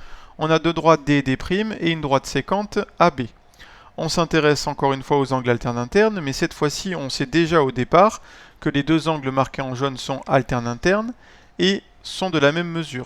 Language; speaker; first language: French; native; French